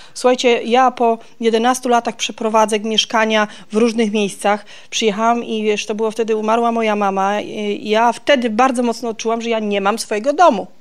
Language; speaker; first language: Polish; native; Polish